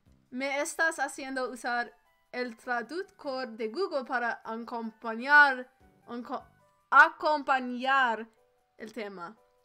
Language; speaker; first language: Spanish; non-native, learner; English